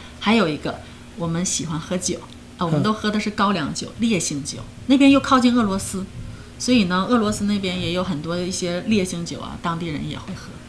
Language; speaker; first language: Chinese; native; Chinese